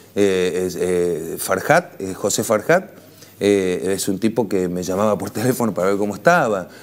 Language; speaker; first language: Spanish; native; Spanish